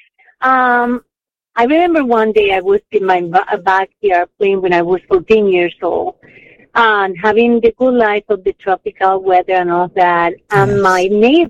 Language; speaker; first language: English; non-native, fluent; Spanish